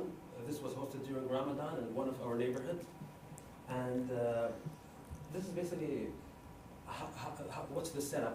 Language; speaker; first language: English; non-native, fluent; Arabic